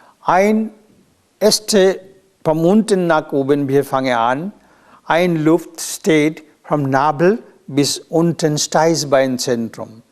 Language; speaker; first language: German; non-native, learner; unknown